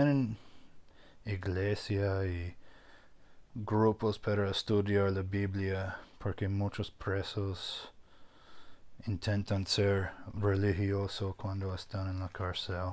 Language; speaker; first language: Spanish; non-native, fluent; English